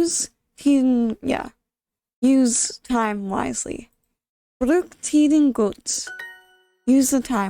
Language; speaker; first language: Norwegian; non-native, learner; English